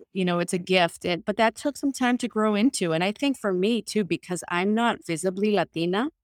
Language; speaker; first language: English; early bilingual, other home language; Spanish